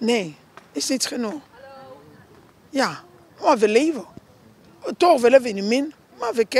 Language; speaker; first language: Dutch; non-native, learner; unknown